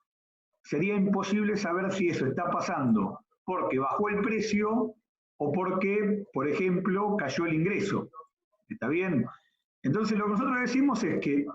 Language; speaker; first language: Spanish; native; Spanish